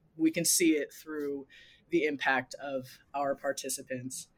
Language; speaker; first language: English; native; English